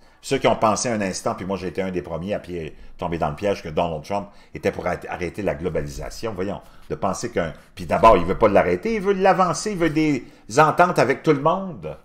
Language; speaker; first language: French; native; French